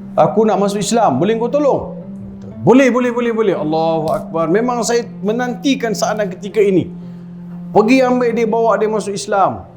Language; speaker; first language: Malay; non-native, local second language; Tamil